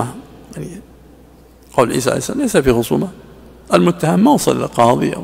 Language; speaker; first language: Arabic; native; Arabic